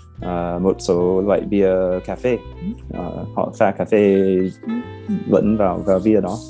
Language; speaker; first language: Vietnamese; non-native, fluent; English